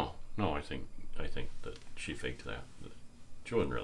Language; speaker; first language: English; native; English